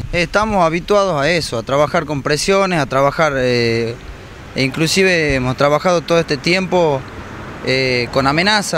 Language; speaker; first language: Spanish; native; Spanish